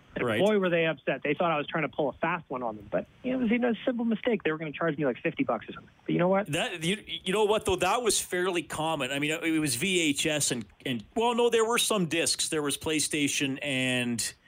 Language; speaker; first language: English; native; English